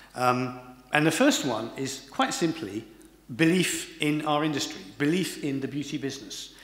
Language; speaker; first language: English; native; English